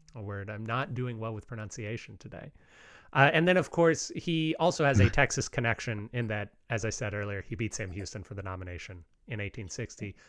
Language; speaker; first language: English; native; English